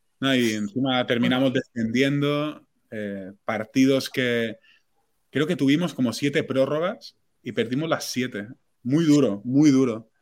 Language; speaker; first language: Spanish; non-native, local second language; Catalan